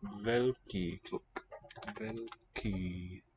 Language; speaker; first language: Czech; non-native, learner; English